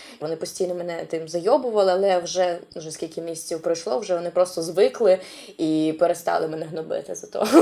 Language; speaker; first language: Ukrainian; non-native, local second language; Russian